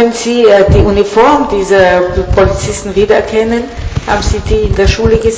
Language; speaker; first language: German; non-native, fluent; Italian